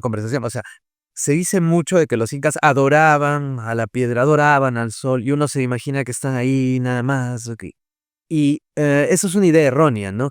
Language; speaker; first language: Spanish; native; Spanish